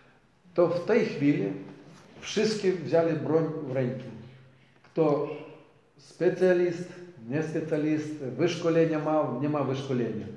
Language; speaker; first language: Polish; non-native, learner; Ukrainian